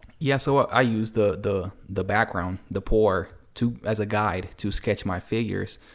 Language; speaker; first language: English; early bilingual, other home language; Spanish